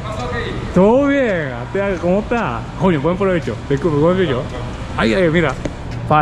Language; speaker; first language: Spanish; non-native, learner; Japanese